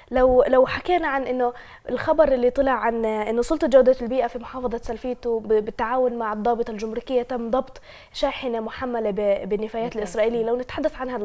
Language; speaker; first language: Arabic; native; Arabic